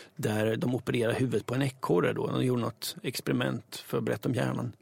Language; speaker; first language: Swedish; native; Swedish